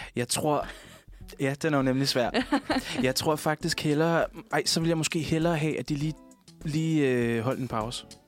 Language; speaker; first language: Danish; native; Danish